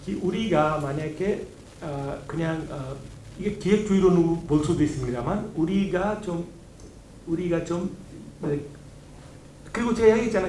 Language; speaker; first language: Korean; non-native, learner; Hindi